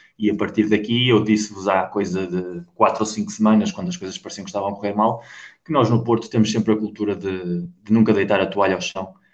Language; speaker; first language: Portuguese; native; Portuguese